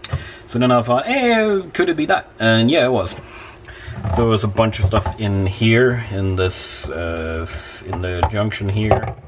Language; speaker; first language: English; non-native, fluent; Swedish